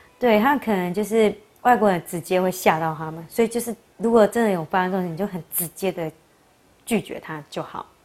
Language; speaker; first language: Chinese; native; Chinese